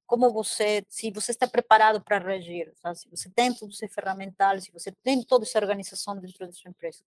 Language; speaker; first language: Portuguese; non-native, fluent; Spanish